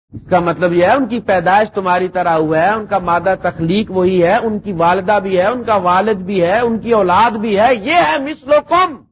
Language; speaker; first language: Urdu; non-native, local second language; Punjabi